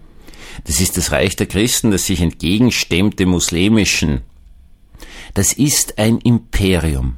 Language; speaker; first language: German; native; German